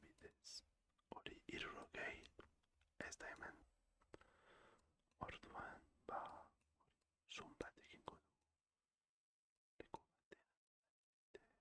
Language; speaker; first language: Basque; non-native, learner; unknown